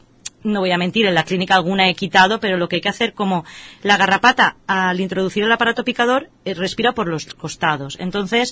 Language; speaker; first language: Spanish; native; Spanish